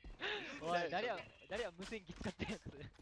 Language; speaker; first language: Japanese; native; Japanese